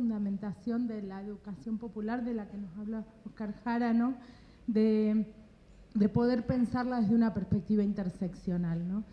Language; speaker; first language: Spanish; native; Spanish